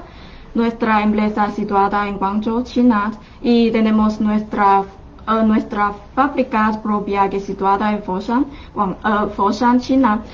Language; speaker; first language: Spanish; non-native, fluent; Chinese